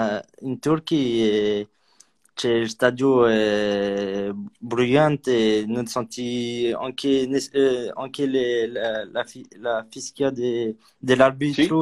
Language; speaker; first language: Italian; non-native, learner; French